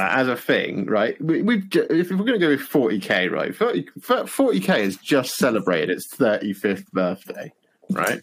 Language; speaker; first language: English; native; English